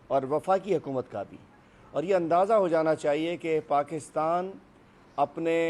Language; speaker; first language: Urdu; native; Urdu